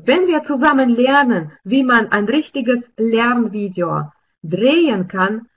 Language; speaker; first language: German; non-native, fluent; Russian